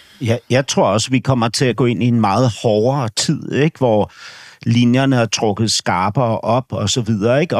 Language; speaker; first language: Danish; native; Danish